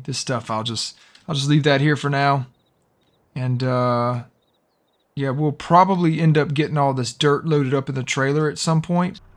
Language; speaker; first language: English; native; English